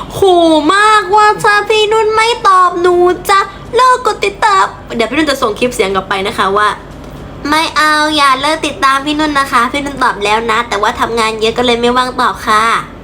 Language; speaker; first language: Thai; native; Thai